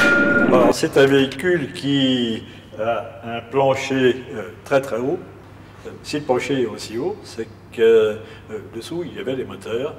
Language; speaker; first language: French; native; French